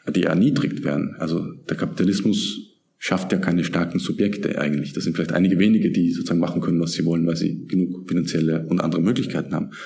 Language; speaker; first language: German; native; German